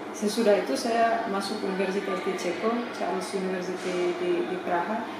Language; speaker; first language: Indonesian; non-native, fluent; Czech